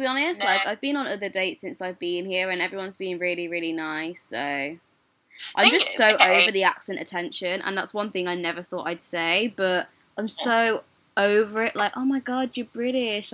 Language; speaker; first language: English; native; English